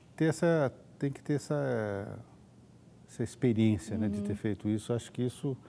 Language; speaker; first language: Portuguese; native; Portuguese